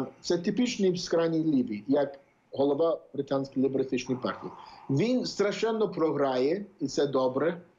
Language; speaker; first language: Ukrainian; early bilingual, heritage; English